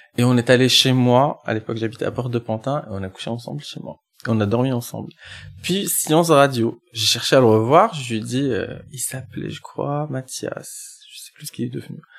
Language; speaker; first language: French; non-native, local second language; Arabic